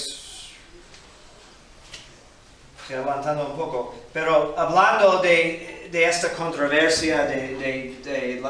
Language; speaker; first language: Spanish; non-native, fluent; English